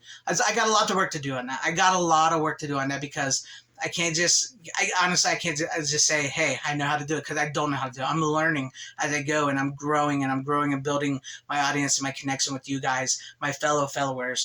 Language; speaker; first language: English; native; English